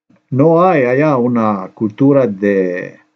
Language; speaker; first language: Spanish; non-native, learner; Slovenian